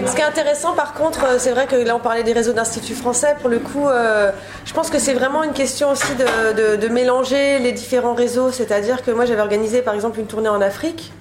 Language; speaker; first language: French; native; French